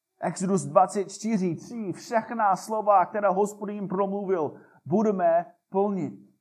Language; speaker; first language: Czech; non-native, fluent; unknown